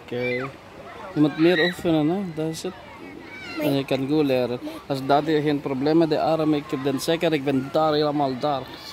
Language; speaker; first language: Dutch; non-native, learner; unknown